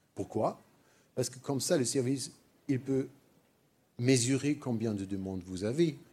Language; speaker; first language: French; non-native, fluent; German